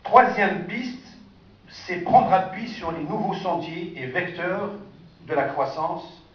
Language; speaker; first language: French; non-native, local second language; Arabic